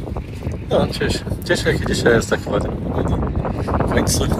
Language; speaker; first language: Polish; non-native, learner; Portuguese